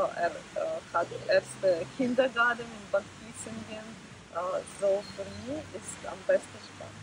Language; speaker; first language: German; non-native, learner; Ukrainian